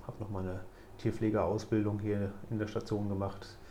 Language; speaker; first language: German; native; German